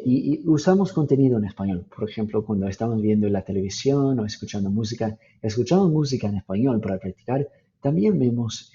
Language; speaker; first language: Spanish; non-native, fluent; English